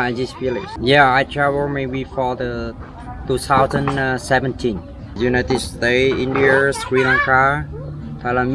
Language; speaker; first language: English; non-native, learner; Vietnamese